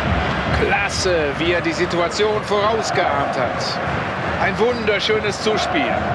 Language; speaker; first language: German; native; German